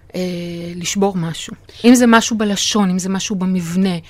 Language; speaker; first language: Hebrew; native; Hebrew